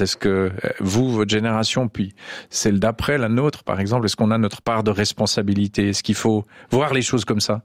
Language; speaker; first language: French; native; French